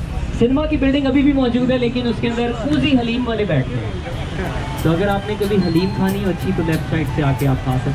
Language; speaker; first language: Hindi; native; Hindi